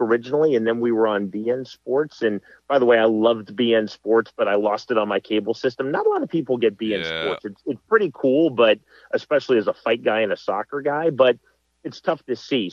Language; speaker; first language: English; native; English